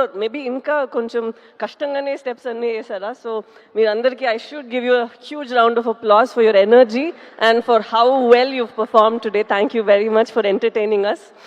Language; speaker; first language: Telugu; non-native, local second language; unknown